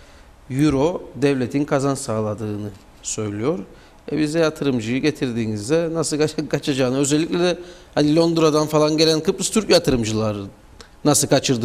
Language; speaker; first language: Turkish; native; Turkish